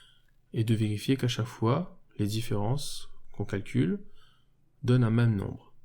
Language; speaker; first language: French; native; French